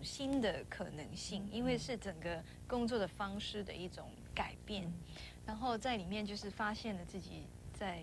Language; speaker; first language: Chinese; non-native, local second language; Cantonese